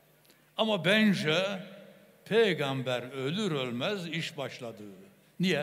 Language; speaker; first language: Turkish; native; Turkish